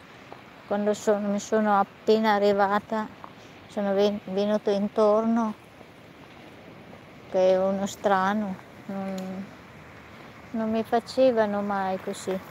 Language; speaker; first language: Italian; non-native, fluent; Filipino